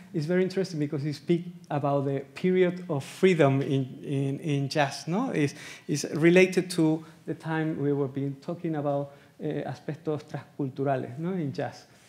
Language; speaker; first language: English; non-native, fluent; Spanish